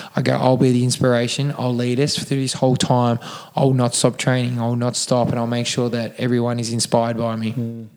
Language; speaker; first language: English; native; English